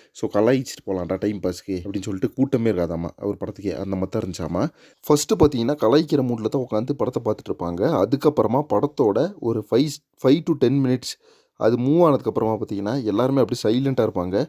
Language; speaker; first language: Tamil; native; Tamil